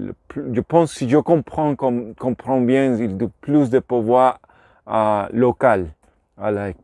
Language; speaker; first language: French; non-native, learner; Spanish